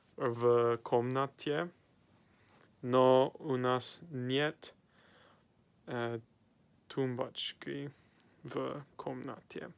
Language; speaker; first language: Russian; non-native, learner; English